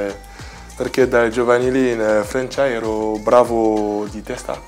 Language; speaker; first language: Italian; non-native, learner; French